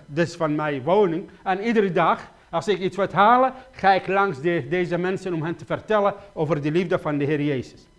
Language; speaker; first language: Dutch; non-native, fluent; Kurdish